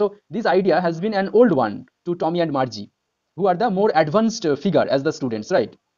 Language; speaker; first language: English; non-native, local second language; Bangla